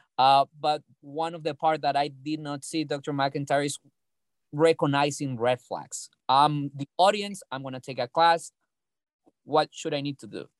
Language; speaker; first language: English; non-native, fluent; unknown